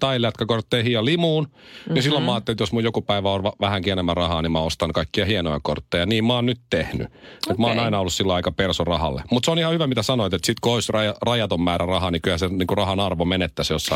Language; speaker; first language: Finnish; native; Finnish